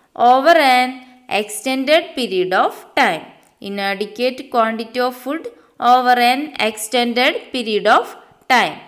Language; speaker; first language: English; non-native, local second language; Malayalam